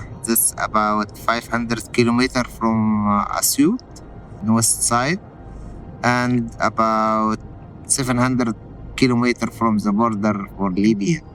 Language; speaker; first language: English; non-native, learner; Arabic